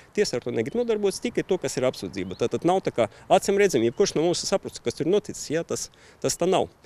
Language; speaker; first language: Latvian; non-native, local second language; Russian